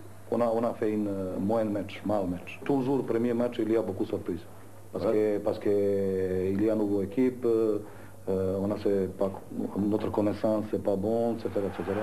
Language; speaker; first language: French; non-native, learner; Croatian